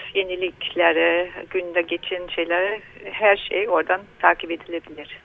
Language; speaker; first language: Turkish; non-native, learner; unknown